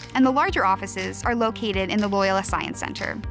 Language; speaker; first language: English; native; English